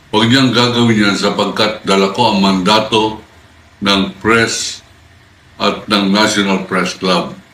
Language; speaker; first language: Filipino; native; Filipino